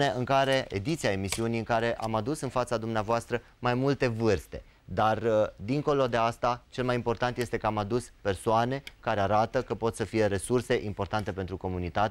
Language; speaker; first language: Romanian; native; Romanian